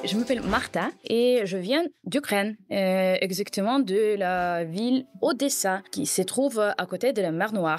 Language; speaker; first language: French; non-native, fluent; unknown